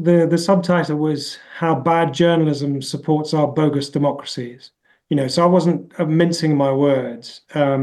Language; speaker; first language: English; native; English